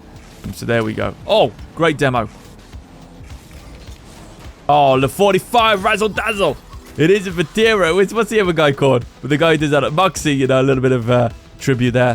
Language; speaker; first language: English; native; English